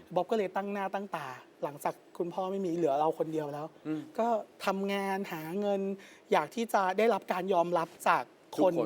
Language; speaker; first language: Thai; native; Thai